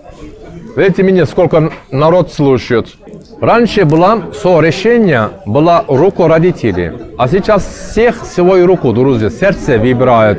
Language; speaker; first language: Russian; non-native, learner; Turkish